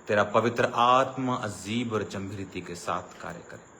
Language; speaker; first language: Hindi; non-native, local second language; Punjabi